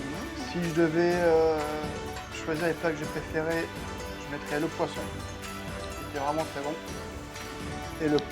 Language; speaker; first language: French; native; French